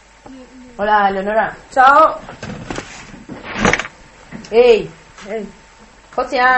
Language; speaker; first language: Spanish; native; Spanish